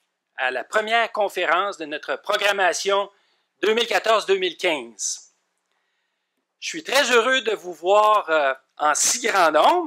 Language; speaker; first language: French; native; French